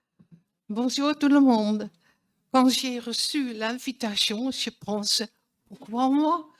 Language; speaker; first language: French; non-native, learner; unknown